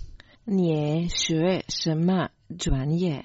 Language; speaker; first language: Chinese; non-native, learner; Croatian